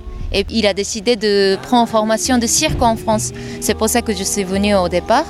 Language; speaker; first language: French; non-native, fluent; Japanese